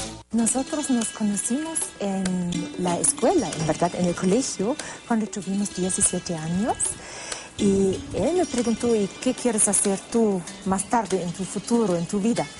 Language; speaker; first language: Spanish; non-native, fluent; German